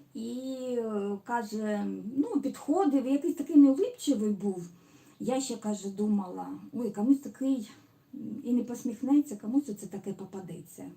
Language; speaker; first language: Ukrainian; non-native, local second language; Russian